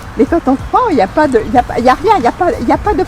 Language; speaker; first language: French; native; French